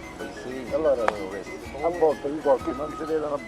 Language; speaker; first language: Italian; native; Italian